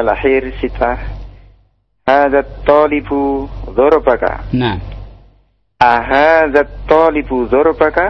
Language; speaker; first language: Arabic; non-native, learner; Indonesian